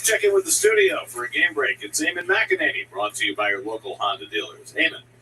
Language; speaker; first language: English; native; English